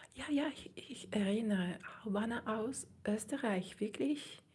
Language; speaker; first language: German; non-native, learner; Italian